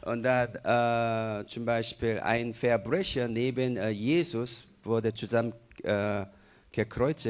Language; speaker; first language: German; non-native, fluent; Korean